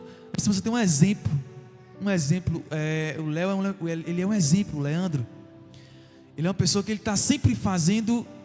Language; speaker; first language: Portuguese; native; Portuguese